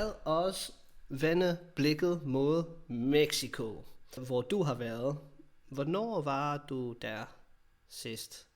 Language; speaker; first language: Danish; non-native, fluent; English